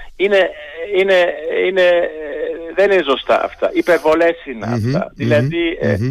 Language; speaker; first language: Greek; non-native, fluent; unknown